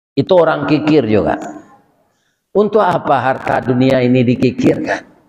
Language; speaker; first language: Malay; non-native, local second language; Minangkabau